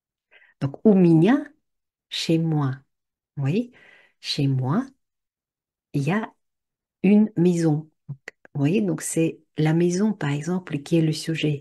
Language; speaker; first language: French; non-native, fluent; Russian